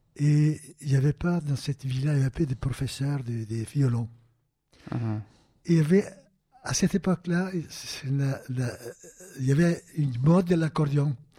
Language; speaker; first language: French; non-native, fluent; Bulgarian